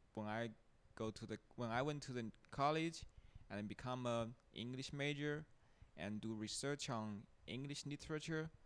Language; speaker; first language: English; non-native, fluent; Chinese